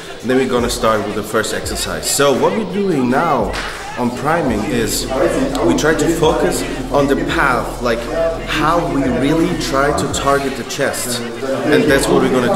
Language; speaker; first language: English; non-native, fluent; German